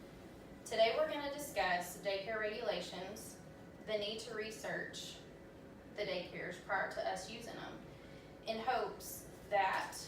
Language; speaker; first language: English; native; English